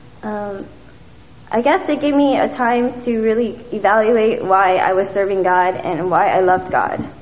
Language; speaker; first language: English; early bilingual, other home language; Min Nan Chinese